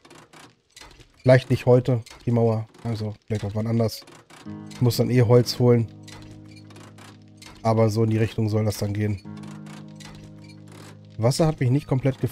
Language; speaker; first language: German; native; German